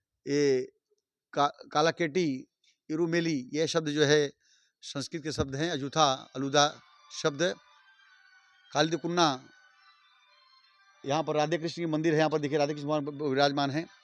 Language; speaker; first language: Hindi; native; Hindi